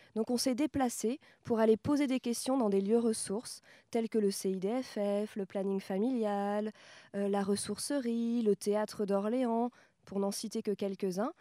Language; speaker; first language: French; native; French